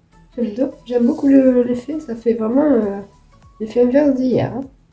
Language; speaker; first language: French; native; French